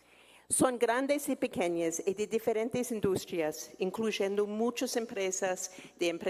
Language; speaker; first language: Spanish; non-native, fluent; English